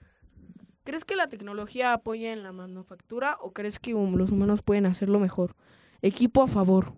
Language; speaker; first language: Spanish; native; Spanish